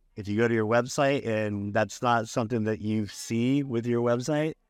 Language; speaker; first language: English; native; English